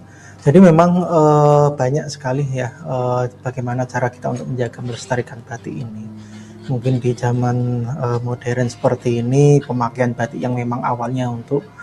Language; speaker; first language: Indonesian; native; Indonesian